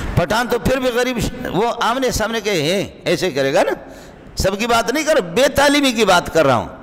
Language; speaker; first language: Urdu; non-native, local second language; Brahui